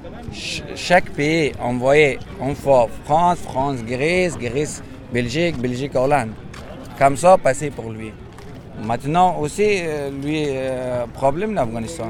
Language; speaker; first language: French; non-native, learner; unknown